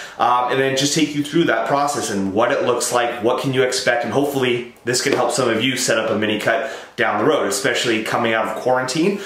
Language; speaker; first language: English; native; English